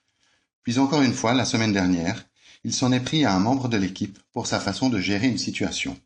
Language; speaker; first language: French; native; French